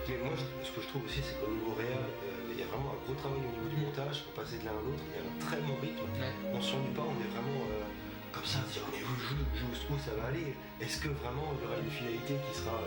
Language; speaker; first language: French; native; French